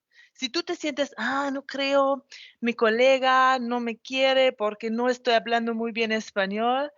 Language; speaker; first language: Spanish; non-native, fluent; German